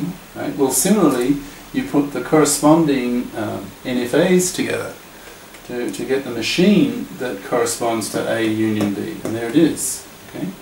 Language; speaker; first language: English; native; English